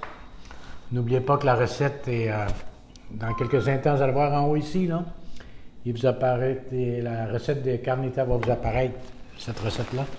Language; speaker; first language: French; non-native, fluent; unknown